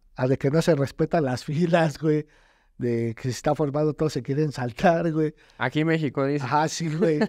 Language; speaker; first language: Spanish; native; Spanish